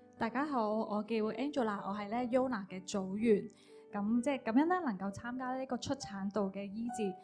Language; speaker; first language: Cantonese; early bilingual, other home language; Min Nan Chinese